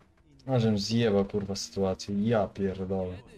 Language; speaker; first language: Polish; native; Polish